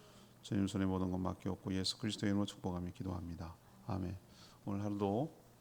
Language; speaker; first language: Korean; native; Korean